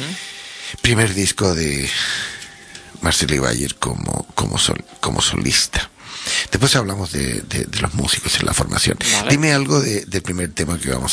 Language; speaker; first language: Spanish; native; Spanish